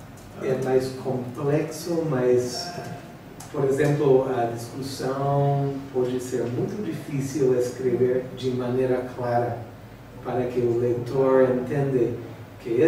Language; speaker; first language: Portuguese; non-native, fluent; English